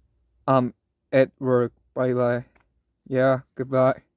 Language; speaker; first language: English; non-native, learner; Korean